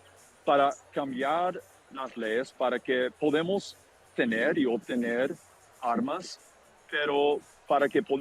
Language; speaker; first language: Spanish; non-native, fluent; English